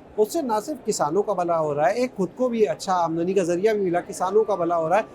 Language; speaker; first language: Hindi; native; Hindi